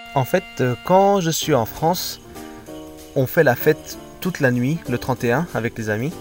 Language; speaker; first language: French; native; French